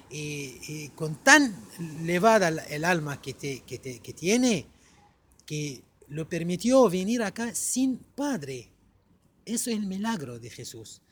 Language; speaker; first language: Spanish; non-native, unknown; Arabic